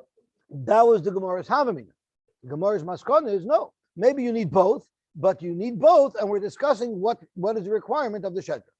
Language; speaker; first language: English; native; English